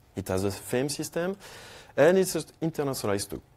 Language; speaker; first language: English; non-native, fluent; French